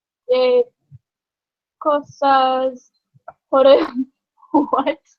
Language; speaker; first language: Spanish; non-native, learner; English